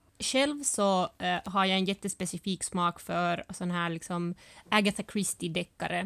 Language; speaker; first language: Swedish; early bilingual, other home language; Finnish